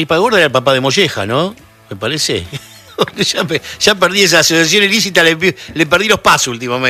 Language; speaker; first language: Spanish; native; Spanish